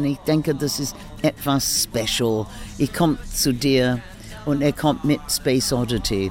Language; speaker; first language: German; non-native, learner; English